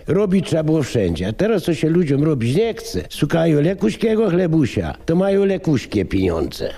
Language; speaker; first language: Polish; native; Polish